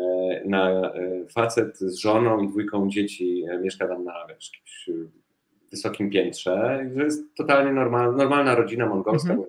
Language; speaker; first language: Polish; native; Polish